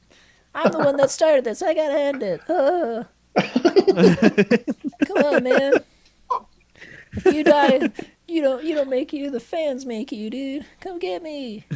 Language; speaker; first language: English; native; English